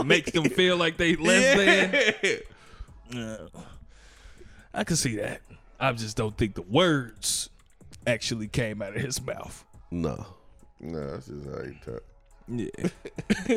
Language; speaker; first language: English; native; English